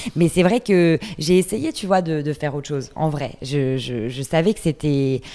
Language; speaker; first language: French; native; French